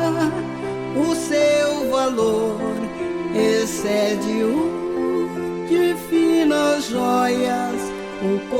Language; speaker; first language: Portuguese; native; Portuguese